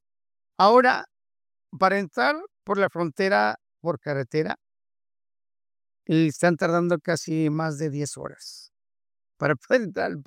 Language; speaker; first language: Spanish; native; Spanish